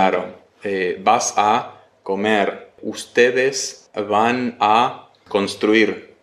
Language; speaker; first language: Spanish; native; Spanish